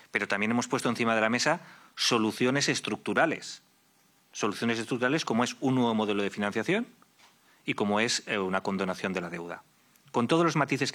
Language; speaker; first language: Spanish; native; Spanish